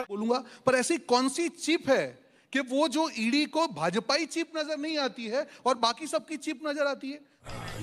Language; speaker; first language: Hindi; non-native, local second language; Gujarati